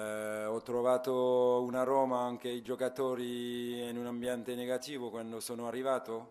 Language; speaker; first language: Italian; non-native, fluent; French